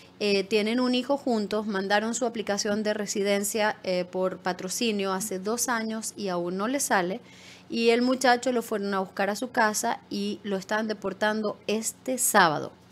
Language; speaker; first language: Spanish; native; Spanish